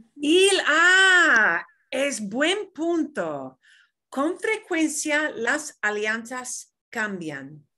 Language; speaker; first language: Spanish; non-native, fluent; English